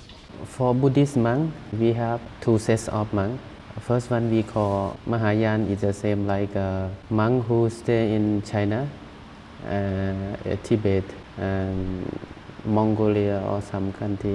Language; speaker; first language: English; non-native, learner; Thai